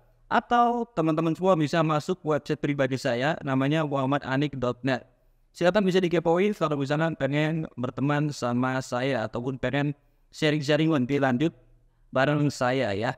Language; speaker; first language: Indonesian; native; Indonesian